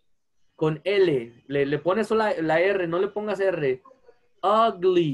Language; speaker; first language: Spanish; native; Spanish